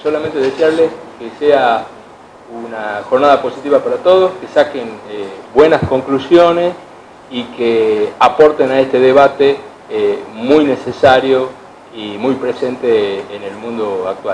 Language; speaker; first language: Spanish; native; Spanish